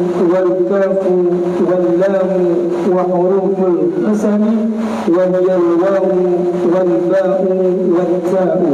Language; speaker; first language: Arabic; non-native, learner; Indonesian